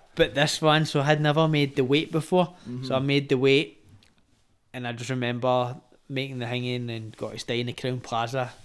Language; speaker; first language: English; native; English